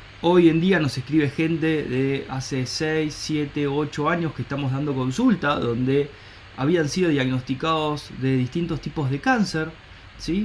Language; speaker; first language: Spanish; native; Spanish